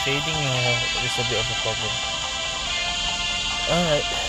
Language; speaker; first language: English; non-native, local second language; Malay